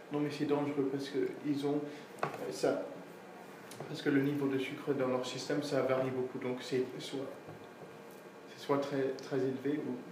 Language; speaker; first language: French; non-native, fluent; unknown